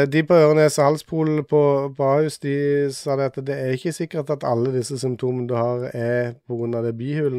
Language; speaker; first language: Norwegian; native; Norwegian